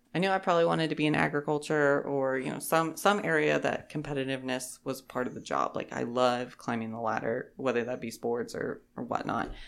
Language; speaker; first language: English; native; English